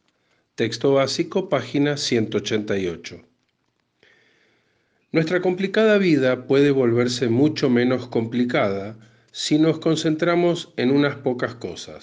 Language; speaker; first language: Spanish; native; Spanish